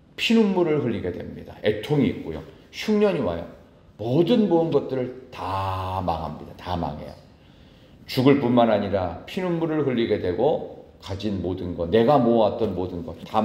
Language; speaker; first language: Korean; native; Korean